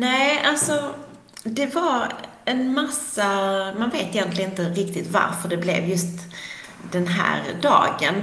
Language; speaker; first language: Swedish; native; Swedish